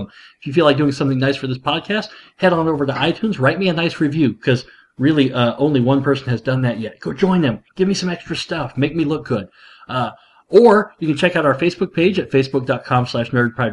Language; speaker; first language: English; native; English